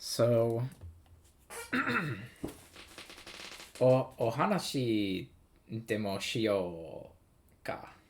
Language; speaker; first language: Japanese; non-native, learner; English